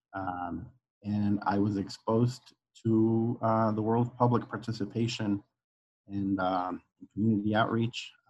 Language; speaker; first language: English; non-native, fluent; Spanish